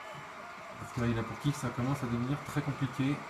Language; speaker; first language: French; native; French